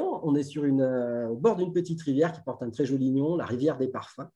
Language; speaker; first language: French; native; French